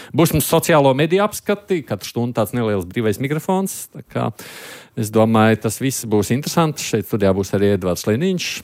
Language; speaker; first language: Latvian; native; Latvian